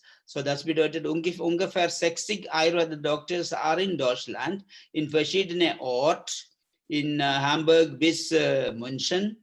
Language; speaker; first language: German; non-native, learner; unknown